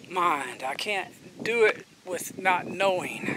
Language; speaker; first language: English; native; English